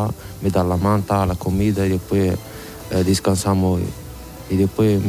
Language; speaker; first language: Spanish; non-native, learner; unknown